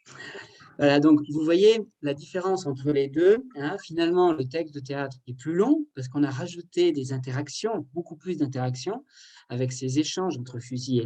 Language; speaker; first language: French; native; French